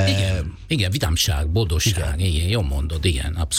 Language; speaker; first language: Hungarian; non-native, fluent; Italian